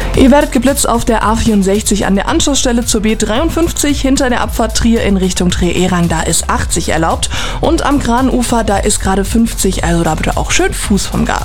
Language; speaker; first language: German; native; German